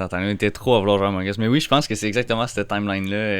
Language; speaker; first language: French; native; French